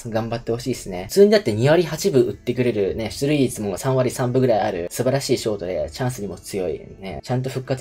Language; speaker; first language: Japanese; native; Japanese